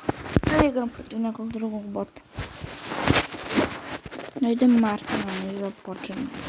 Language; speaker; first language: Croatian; early bilingual, heritage; Croatian